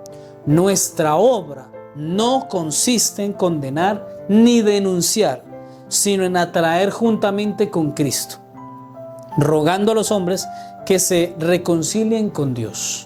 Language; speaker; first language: Spanish; native; Spanish